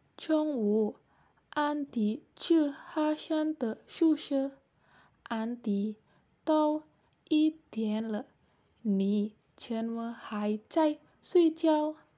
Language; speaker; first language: Chinese; non-native, learner; Indonesian